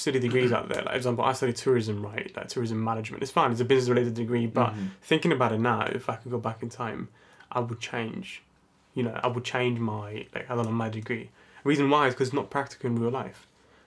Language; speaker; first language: English; non-native, fluent; Italian